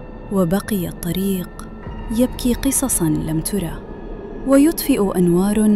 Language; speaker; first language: Arabic; native; Arabic